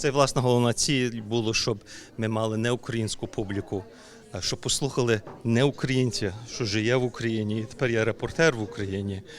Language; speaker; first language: Ukrainian; early bilingual, heritage; Ukrainian